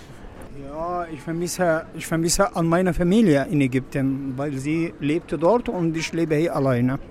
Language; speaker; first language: German; non-native, learner; Arabic